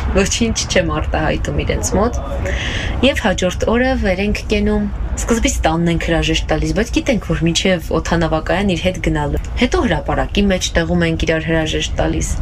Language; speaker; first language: Armenian; native; Armenian